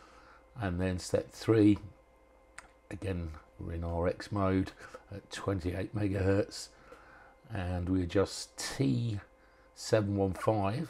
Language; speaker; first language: English; native; English